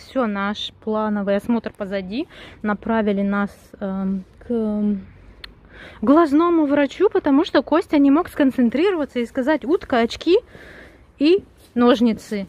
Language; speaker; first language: Russian; native; Russian